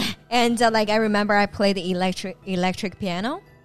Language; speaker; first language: English; non-native, fluent; Chinese